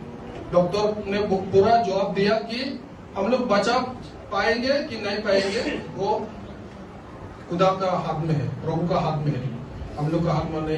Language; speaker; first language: Hindi; non-native, local second language; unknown